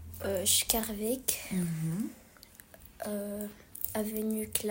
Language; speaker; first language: French; early bilingual, other home language; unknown